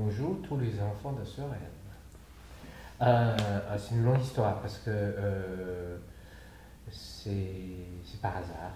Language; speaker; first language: French; non-native, fluent; Chinese